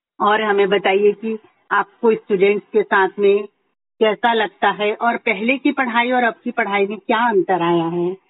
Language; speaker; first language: Hindi; native; Hindi